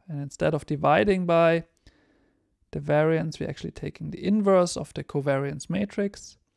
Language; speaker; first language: English; non-native, fluent; German